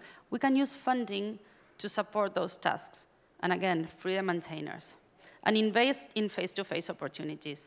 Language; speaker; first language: English; non-native, fluent; Spanish